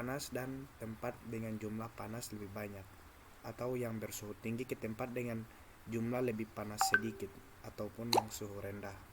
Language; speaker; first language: Indonesian; native; Indonesian